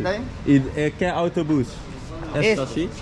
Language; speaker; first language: Spanish; non-native, learner; Dutch